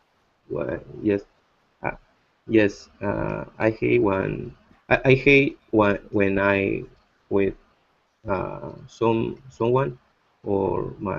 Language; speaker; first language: English; non-native, learner; Spanish